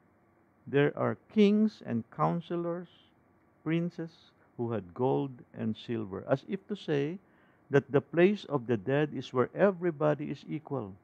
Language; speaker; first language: English; non-native, local second language; Filipino